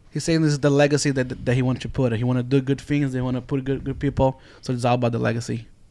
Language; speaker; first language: English; non-native, fluent; Portuguese